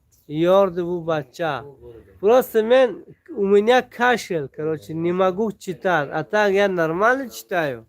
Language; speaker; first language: Russian; non-native, local second language; Tajik